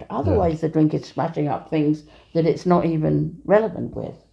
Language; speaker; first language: English; native; English